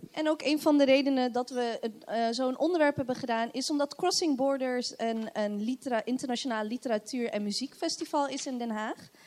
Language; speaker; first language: Dutch; native; Dutch